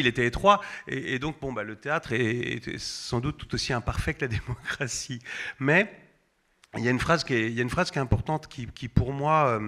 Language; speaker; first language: French; native; French